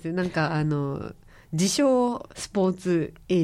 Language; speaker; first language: Japanese; native; Japanese